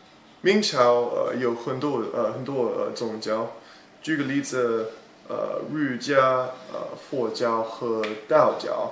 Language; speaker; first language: Chinese; non-native, learner; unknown